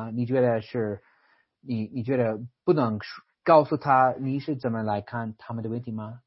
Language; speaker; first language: Chinese; non-native, fluent; English